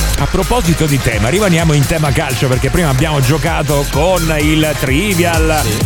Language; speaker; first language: Italian; native; Italian